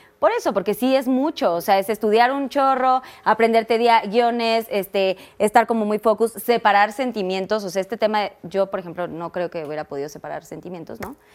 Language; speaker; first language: Spanish; native; Spanish